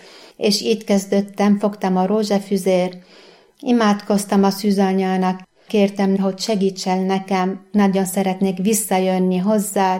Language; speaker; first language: Hungarian; non-native, learner; Arabic